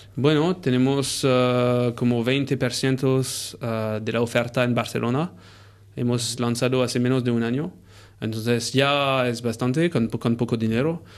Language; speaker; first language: Spanish; non-native, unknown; French